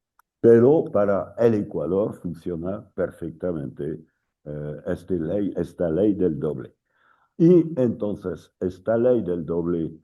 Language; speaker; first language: Spanish; non-native, fluent; French